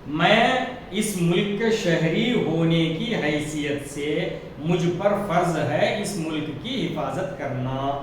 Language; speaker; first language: Urdu; native; Urdu